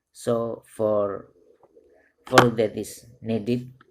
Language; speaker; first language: English; non-native, learner; Indonesian